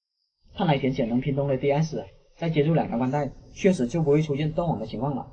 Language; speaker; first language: Chinese; native; Chinese